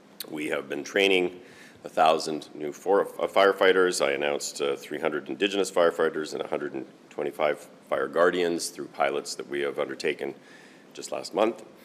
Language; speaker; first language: English; native; English